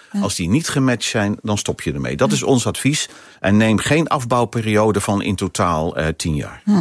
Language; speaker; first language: Dutch; native; Dutch